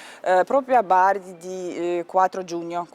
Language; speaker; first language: Italian; non-native, learner; Ukrainian